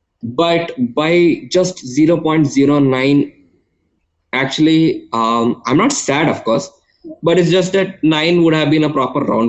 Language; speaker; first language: English; non-native, local second language; Telugu